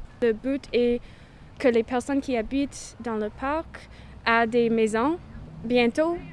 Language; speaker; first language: French; non-native, local second language; English